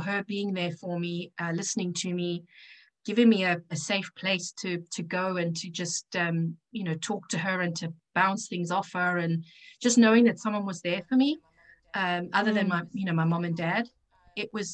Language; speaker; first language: English; native; English